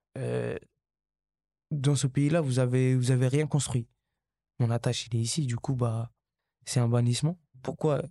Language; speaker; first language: French; early bilingual, other home language; Kabuverdianu